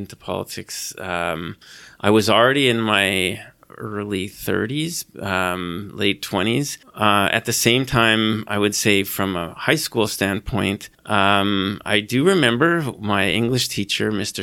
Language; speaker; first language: English; native; English